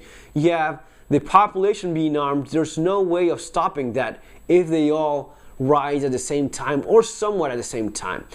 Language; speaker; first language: English; non-native, fluent; Spanish